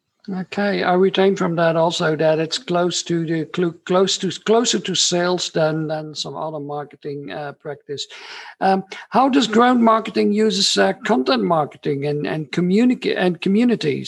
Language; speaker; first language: English; non-native, fluent; Dutch